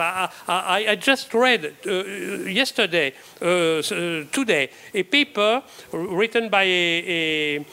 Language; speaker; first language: English; non-native, fluent; French